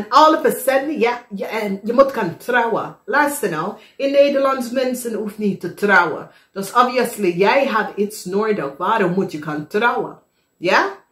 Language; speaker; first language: Dutch; non-native, fluent; English